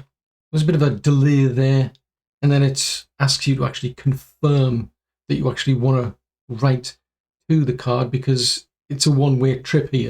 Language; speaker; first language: English; native; English